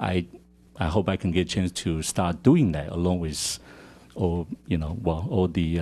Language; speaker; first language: English; non-native, fluent; Chinese